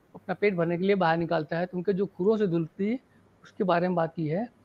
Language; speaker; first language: Hindi; native; Hindi